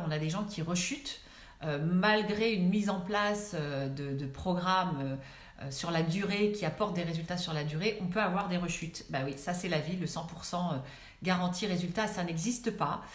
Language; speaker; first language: French; native; French